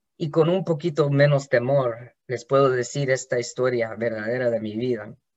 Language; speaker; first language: Spanish; early bilingual, heritage; Spanish